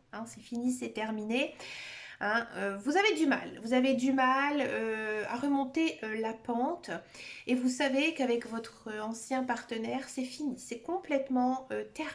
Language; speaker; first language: French; native; French